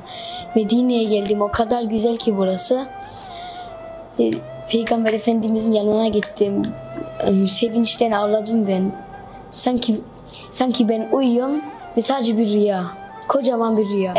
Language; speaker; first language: Turkish; early bilingual, heritage; Turkish